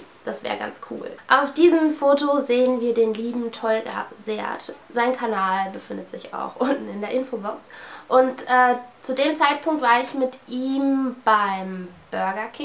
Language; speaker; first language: German; native; German